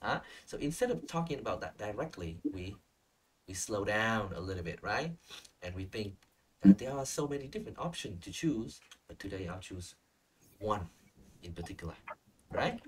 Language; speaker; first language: English; non-native, fluent; Vietnamese